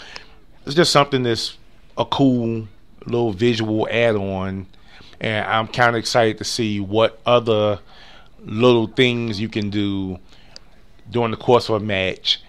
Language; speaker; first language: English; native; English